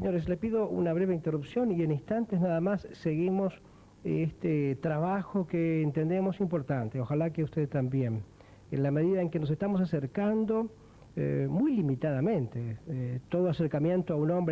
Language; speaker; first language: Spanish; native; Spanish